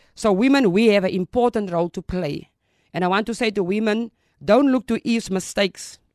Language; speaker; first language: English; non-native, local second language; Afrikaans